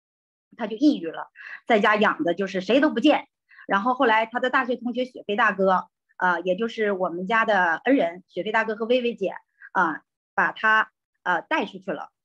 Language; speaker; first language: Chinese; native; Chinese